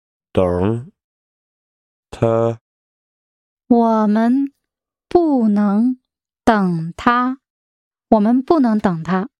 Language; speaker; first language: Chinese; non-native, learner; English